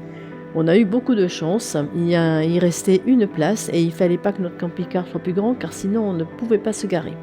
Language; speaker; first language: French; native; French